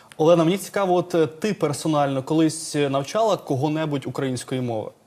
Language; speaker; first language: Ukrainian; native; Ukrainian